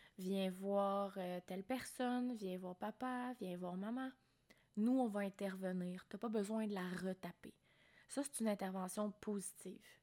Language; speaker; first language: French; native; French